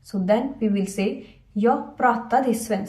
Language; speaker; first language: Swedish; non-native, fluent; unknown